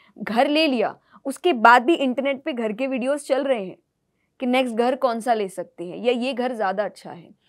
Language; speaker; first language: Hindi; native; Hindi